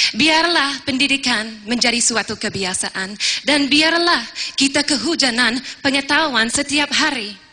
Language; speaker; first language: Malay; non-native, fluent; English